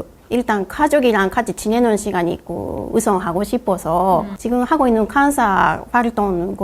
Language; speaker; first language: Korean; non-native, learner; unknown